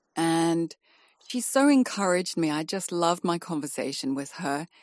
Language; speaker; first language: English; native; English